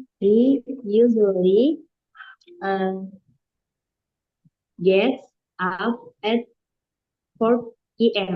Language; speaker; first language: English; non-native, learner; Indonesian